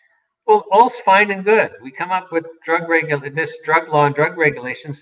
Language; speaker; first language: English; native; English